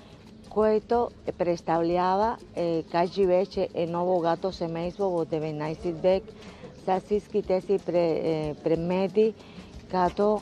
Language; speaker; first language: Bulgarian; non-native, fluent; Spanish